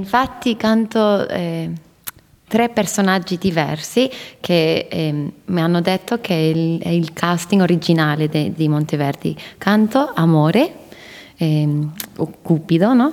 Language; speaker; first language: Italian; non-native, fluent; English